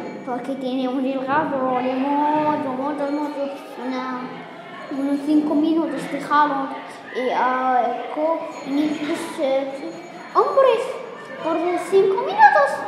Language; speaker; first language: Spanish; non-native, learner; Arabic